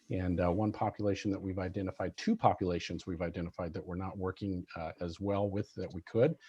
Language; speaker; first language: English; native; English